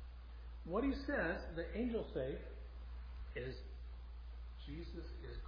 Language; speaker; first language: English; native; English